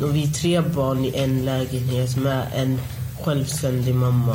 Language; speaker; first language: Swedish; early bilingual, other home language; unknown